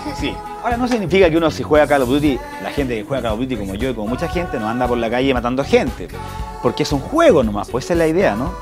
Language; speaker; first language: Spanish; native; Spanish